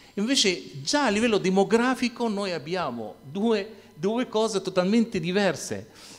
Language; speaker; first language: Italian; non-native, fluent; Arabic